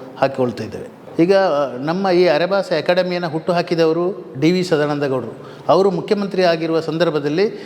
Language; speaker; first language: Kannada; native; Kannada